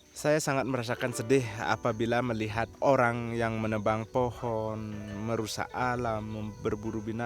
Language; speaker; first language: Indonesian; non-native, local second language; Balinese